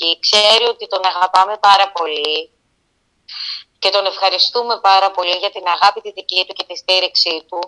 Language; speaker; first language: Greek; native; Greek